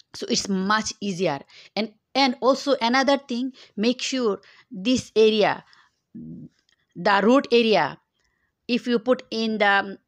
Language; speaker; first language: English; non-native, local second language; Bangla